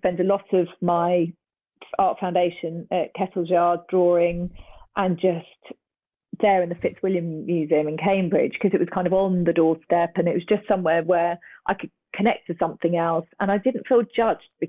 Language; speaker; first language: English; native; English